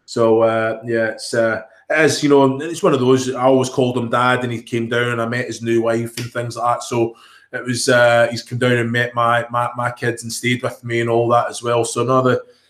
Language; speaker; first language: English; native; English